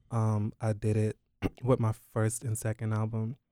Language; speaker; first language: English; native; English